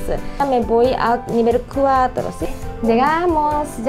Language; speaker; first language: Spanish; non-native, learner; Japanese